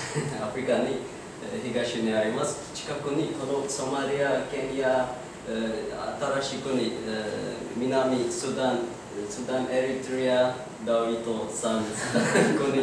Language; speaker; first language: Japanese; non-native, learner; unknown